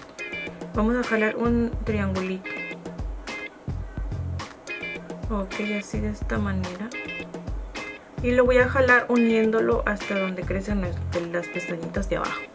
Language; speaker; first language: Spanish; native; Spanish